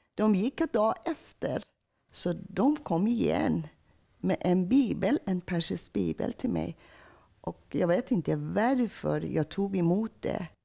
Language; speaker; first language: Swedish; non-native, fluent; Persian